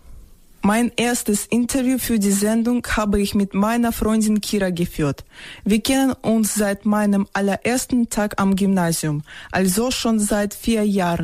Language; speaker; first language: German; non-native, fluent; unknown